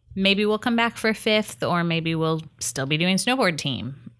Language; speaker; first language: English; native; English